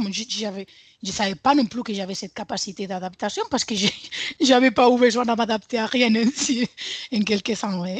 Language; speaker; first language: French; non-native, fluent; Spanish